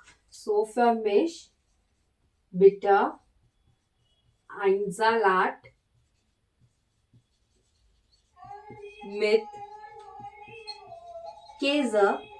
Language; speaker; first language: German; non-native, learner; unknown